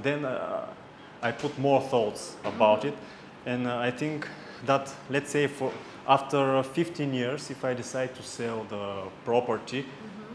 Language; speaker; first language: English; non-native, fluent; Bulgarian